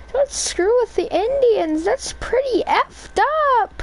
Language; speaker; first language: English; native; English